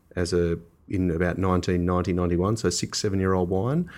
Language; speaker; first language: English; native; English